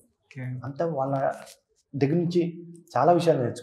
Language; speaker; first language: Telugu; native; Telugu